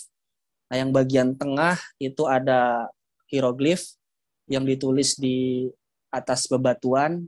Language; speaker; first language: Indonesian; native; Indonesian